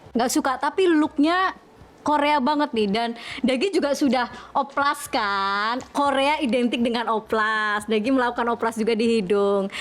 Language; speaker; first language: Indonesian; native; Indonesian